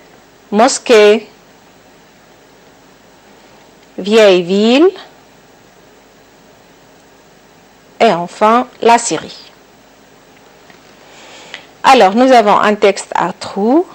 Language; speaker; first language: French; non-native, local second language; Arabic